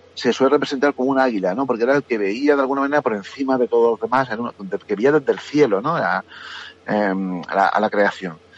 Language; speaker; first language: Spanish; native; Spanish